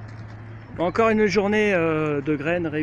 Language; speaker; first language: French; native; French